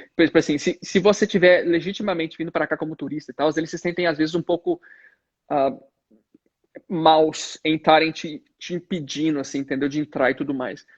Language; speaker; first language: Portuguese; native; Portuguese